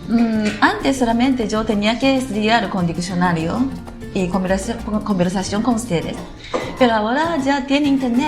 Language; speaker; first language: Spanish; non-native, learner; Japanese